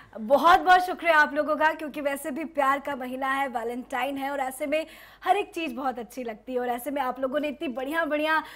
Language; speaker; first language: Hindi; native; Hindi